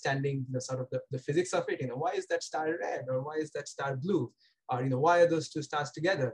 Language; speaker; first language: English; non-native, local second language; Bangla